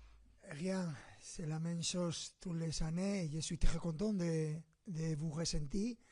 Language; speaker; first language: French; non-native, fluent; Spanish